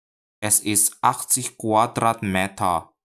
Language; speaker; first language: German; non-native, fluent; Indonesian